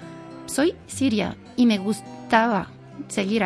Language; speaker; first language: Spanish; non-native, fluent; Arabic